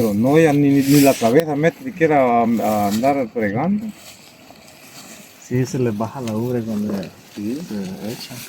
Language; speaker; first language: Spanish; native; Spanish